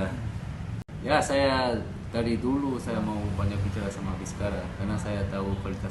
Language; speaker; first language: Indonesian; non-native, fluent; Korean